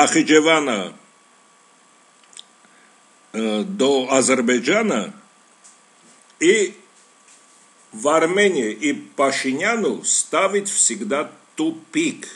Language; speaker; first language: Russian; non-native, local second language; Armenian